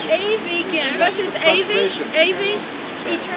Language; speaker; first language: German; non-native, learner; English